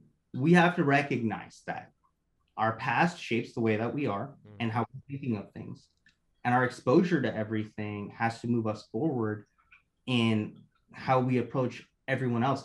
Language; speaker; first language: English; native; English